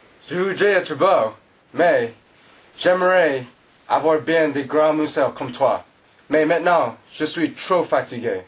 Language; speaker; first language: French; non-native, learner; English